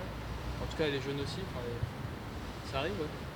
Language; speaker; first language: French; native; French